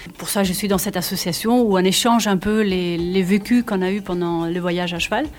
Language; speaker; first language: French; non-native, fluent; German